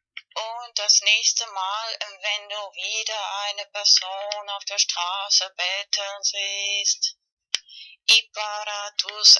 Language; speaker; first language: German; non-native, learner; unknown